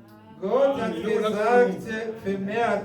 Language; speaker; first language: German; non-native, fluent; Rundi